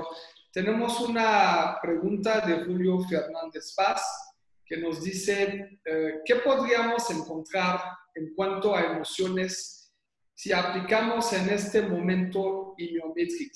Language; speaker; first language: Spanish; non-native, fluent; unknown